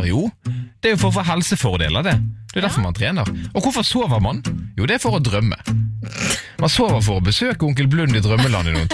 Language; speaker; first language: Norwegian; native; Norwegian